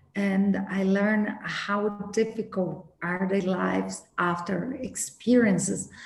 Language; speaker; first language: English; non-native, fluent; Portuguese